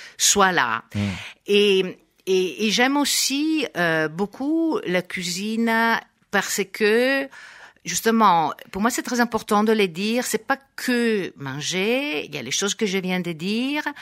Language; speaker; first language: French; non-native, fluent; Italian